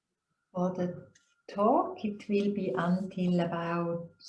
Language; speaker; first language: English; non-native, fluent; German